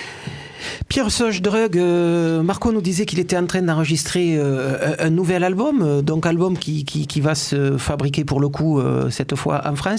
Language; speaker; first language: French; native; French